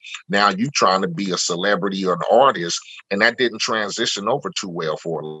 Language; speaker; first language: English; native; English